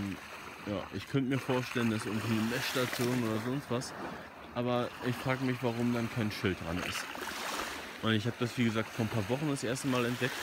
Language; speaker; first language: German; native; German